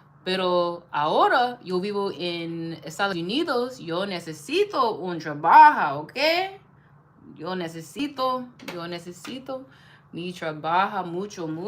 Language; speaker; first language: Spanish; non-native, learner; English